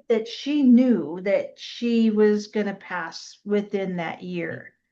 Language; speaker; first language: English; native; English